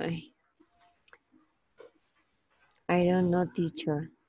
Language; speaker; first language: English; non-native, learner; Spanish